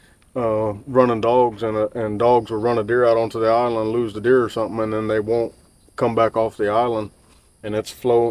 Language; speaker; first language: English; native; English